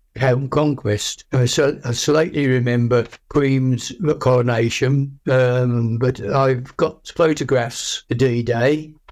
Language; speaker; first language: English; native; English